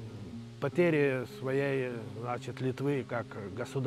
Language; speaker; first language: Russian; non-native, local second language; Lithuanian